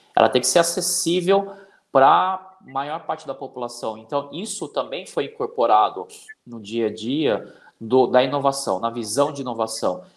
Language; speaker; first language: Portuguese; native; Portuguese